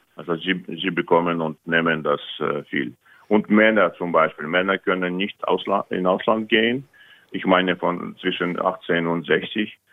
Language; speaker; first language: German; non-native, fluent; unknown